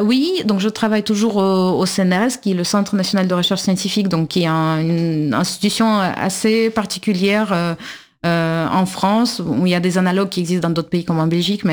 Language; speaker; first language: French; non-native, fluent; Russian